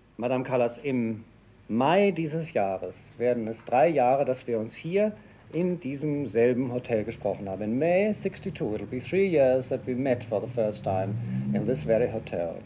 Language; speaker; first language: German; native; German